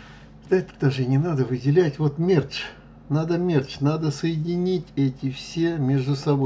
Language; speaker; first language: Russian; native; Russian